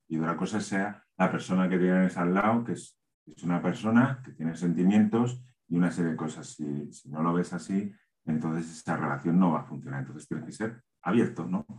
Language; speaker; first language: Spanish; native; Spanish